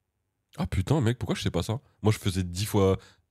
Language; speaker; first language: French; native; French